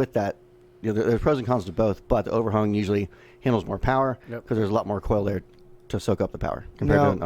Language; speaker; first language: English; native; English